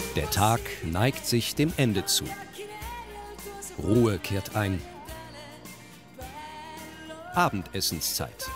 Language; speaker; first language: German; native; German